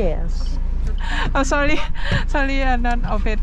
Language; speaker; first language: English; non-native, learner; Thai